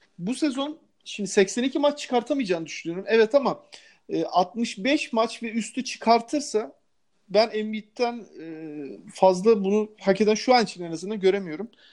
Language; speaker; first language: Turkish; native; Turkish